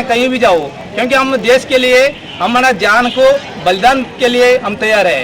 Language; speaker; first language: Hindi; non-native, local second language; Kannada